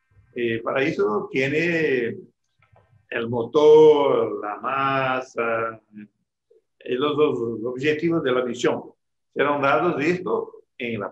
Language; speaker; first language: Portuguese; non-native, learner; Spanish